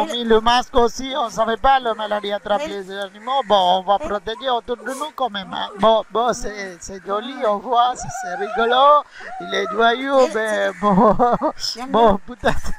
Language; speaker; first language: French; non-native, learner; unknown